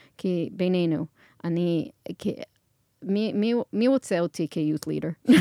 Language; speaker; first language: Hebrew; non-native, fluent; English